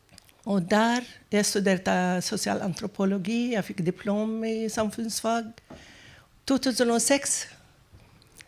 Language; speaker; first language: Norwegian; non-native, fluent; Arabic